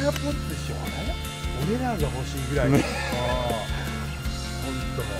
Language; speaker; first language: Japanese; native; Japanese